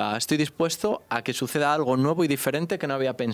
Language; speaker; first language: Spanish; native; Spanish